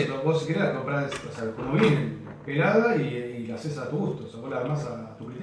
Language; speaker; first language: Spanish; native; Spanish